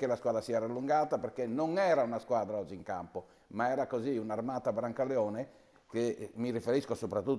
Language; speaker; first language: Italian; native; Italian